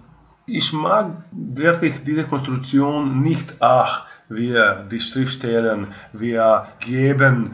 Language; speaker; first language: German; non-native, fluent; Croatian